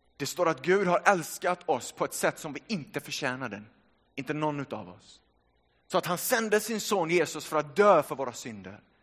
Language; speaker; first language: Swedish; early bilingual, other home language; Finnish